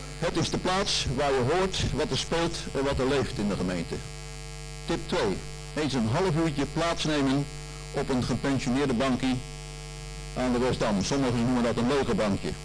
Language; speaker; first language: Dutch; native; Dutch